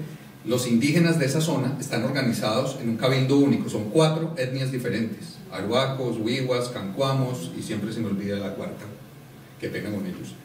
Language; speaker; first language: Spanish; native; Spanish